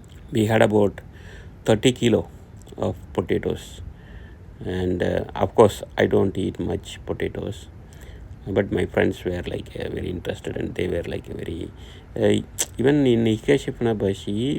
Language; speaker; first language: English; non-native, local second language; Tamil